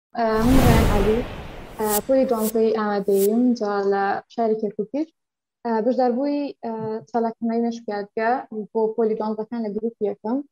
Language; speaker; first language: Central Kurdish; non-native, local second language; Kurdish